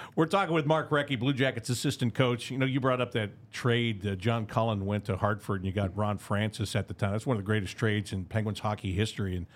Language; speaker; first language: English; native; English